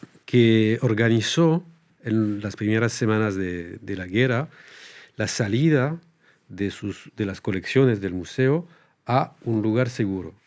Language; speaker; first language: Spanish; non-native, fluent; French